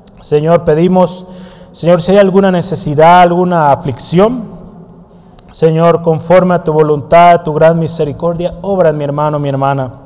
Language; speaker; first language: Spanish; native; Spanish